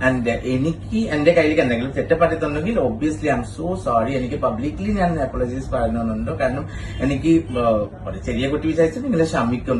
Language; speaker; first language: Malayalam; non-native, fluent; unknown